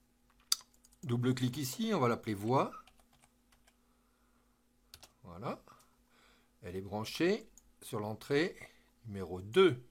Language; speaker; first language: French; native; French